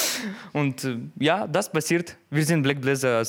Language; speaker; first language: German; non-native, learner; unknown